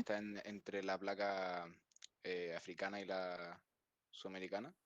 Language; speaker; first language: Spanish; native; Spanish